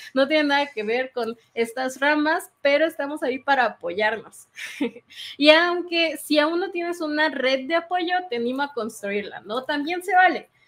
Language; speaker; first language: Spanish; native; Spanish